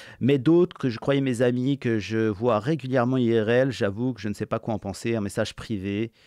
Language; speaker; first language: French; native; French